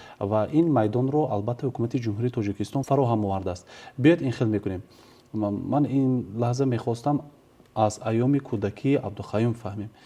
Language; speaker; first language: Tajik; native; Tajik